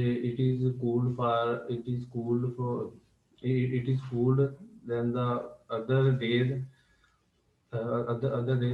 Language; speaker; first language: English; non-native, learner; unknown